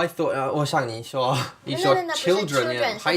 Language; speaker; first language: Chinese; non-native, learner; English